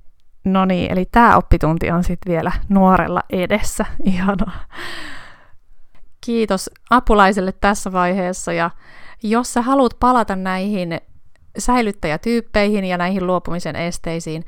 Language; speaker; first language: Finnish; native; Finnish